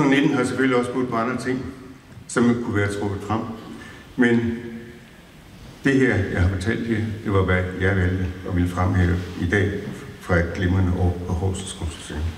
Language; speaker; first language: Danish; native; Danish